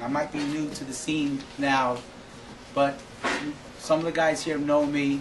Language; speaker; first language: English; native; English